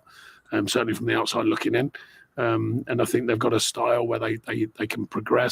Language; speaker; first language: English; native; English